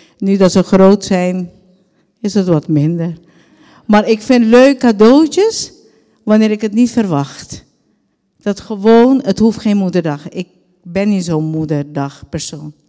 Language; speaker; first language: Dutch; non-native, local second language; Papiamento